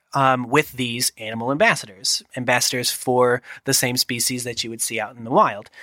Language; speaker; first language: English; native; English